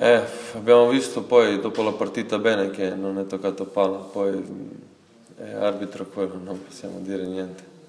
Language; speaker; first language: Italian; non-native, fluent; Serbian